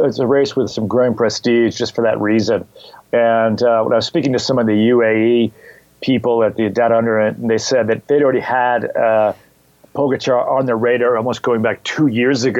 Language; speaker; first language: English; native; English